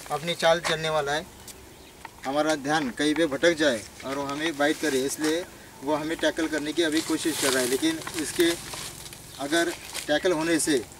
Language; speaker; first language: Hindi; non-native, local second language; Marathi